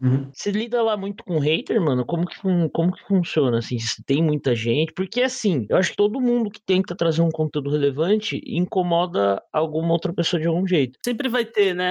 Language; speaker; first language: Portuguese; native; Portuguese